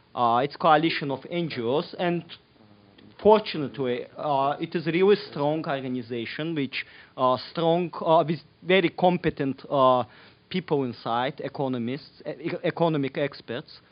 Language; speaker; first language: English; non-native, fluent; Azerbaijani